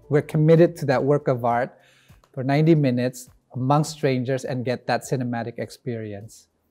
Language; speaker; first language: English; early bilingual, other home language; Indonesian